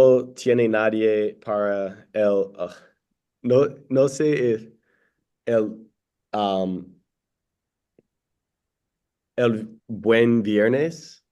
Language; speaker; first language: Spanish; non-native, learner; English